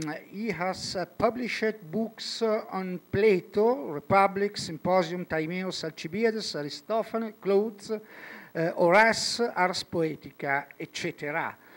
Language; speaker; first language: English; non-native, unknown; Italian